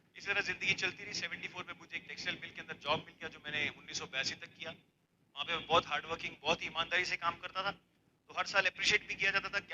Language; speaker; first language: Hindi; native; Hindi